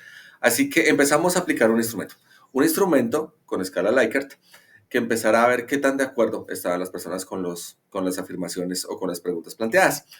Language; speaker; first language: Spanish; native; Spanish